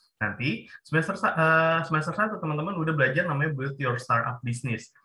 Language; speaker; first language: Indonesian; native; Indonesian